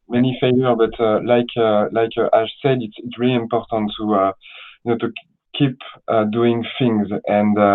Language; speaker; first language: English; non-native, learner; French